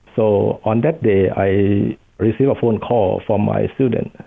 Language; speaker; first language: English; non-native, fluent; Thai